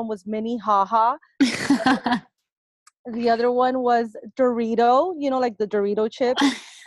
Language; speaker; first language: English; early bilingual, other home language; Spanish